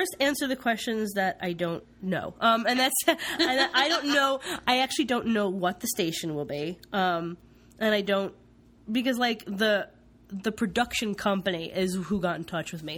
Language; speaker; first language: English; native; English